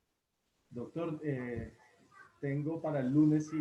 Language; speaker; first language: Spanish; native; Spanish